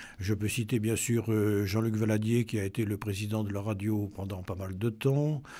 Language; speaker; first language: French; native; French